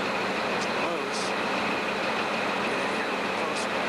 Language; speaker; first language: English; native; English